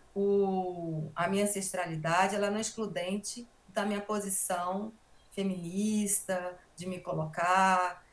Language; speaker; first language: Portuguese; native; Portuguese